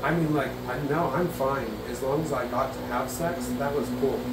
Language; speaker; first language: English; native; English